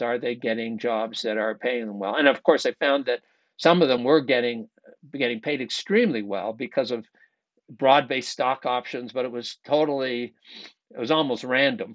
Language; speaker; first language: English; native; English